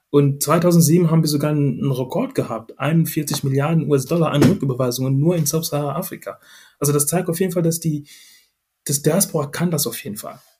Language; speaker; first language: German; non-native, fluent; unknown